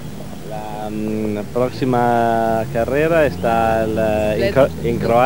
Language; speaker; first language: Spanish; non-native, learner; Italian